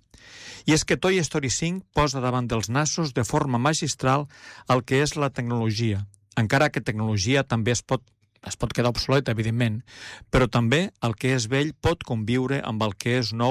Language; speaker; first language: Catalan; native; Catalan